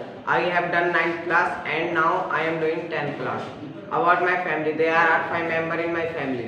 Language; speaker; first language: English; non-native, learner; Hindi